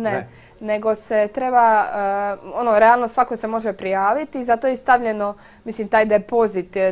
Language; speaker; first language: Croatian; native; Croatian